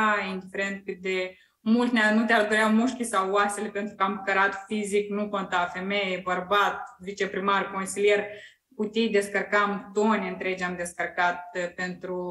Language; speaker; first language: Romanian; native; Romanian